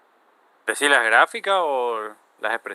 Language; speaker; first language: Spanish; native; Spanish